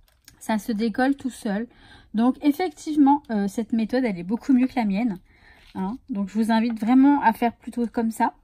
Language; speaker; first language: French; native; French